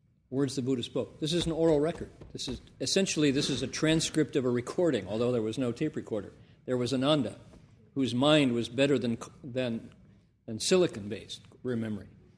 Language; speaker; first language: English; native; English